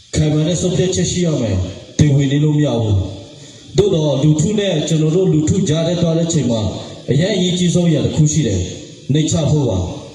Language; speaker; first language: Burmese; non-native, local second language; Western Kayah